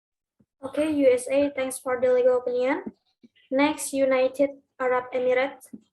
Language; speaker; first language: English; non-native, learner; Indonesian